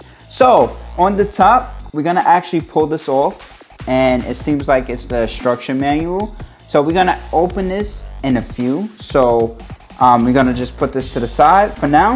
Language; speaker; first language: English; native; English